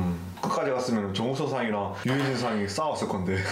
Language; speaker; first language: Korean; native; Korean